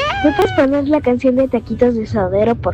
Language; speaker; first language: Spanish; native; Spanish